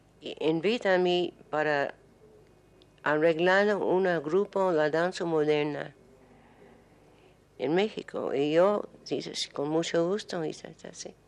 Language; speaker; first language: Spanish; non-native, learner; English